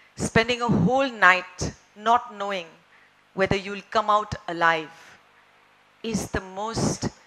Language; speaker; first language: English; non-native, local second language; Marathi